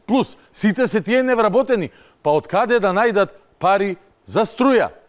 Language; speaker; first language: Macedonian; native; Macedonian